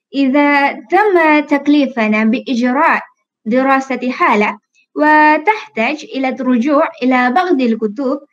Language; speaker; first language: Arabic; non-native, fluent; Malay